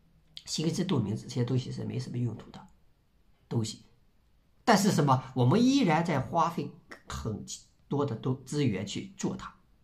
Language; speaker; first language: Chinese; native; Chinese